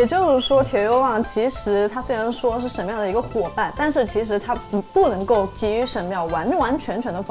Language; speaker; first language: Chinese; native; Chinese